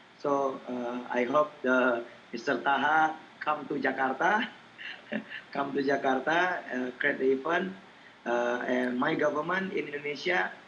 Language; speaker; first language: English; non-native, learner; Indonesian